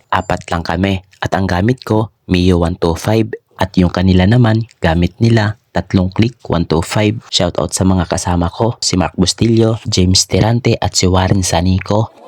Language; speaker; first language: Filipino; non-native, local second language; Waray